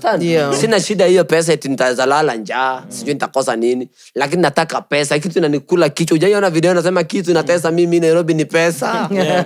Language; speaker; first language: Swahili; native; Swahili